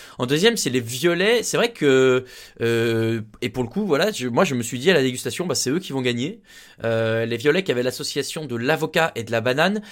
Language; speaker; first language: French; native; French